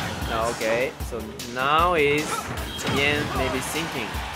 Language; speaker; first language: English; non-native, learner; Chinese